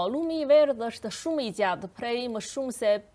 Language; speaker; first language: Albanian; non-native, fluent; Chinese